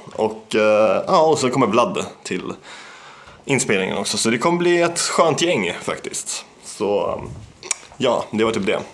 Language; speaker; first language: Swedish; native; Swedish